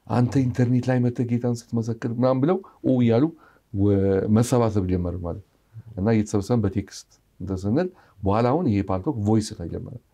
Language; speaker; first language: Amharic; native; Amharic